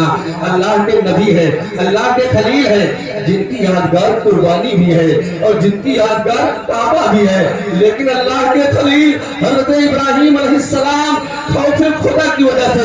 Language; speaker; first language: Urdu; native; Urdu